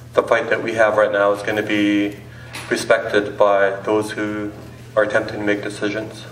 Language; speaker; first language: English; native; English